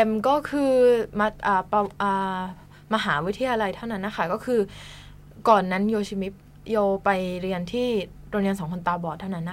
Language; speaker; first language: Thai; non-native, fluent; Japanese